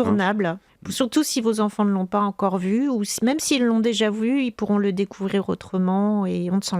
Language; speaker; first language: French; native; French